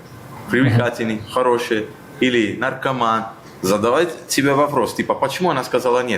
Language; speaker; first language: Russian; non-native, fluent; Italian